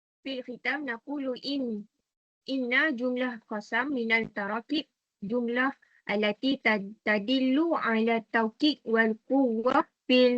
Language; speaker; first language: Arabic; non-native, learner; Malay